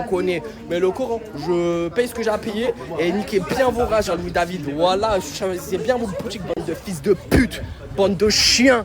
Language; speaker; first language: French; native; French